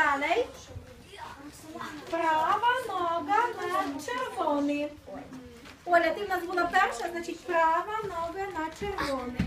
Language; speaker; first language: Polish; non-native, learner; Ukrainian